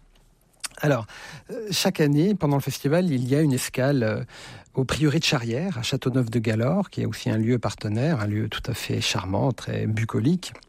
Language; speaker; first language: French; native; French